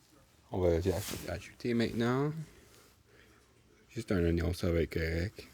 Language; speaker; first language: French; non-native, local second language; English